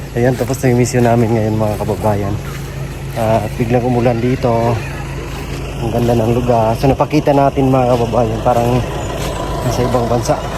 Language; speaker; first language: Filipino; non-native, local second language; Cebuano